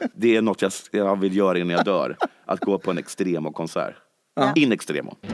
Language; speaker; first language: Swedish; native; Swedish